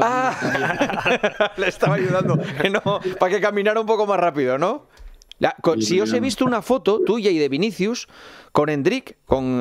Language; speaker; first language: Spanish; native; Spanish